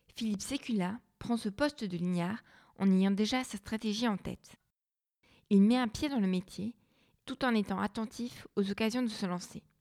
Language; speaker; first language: French; native; French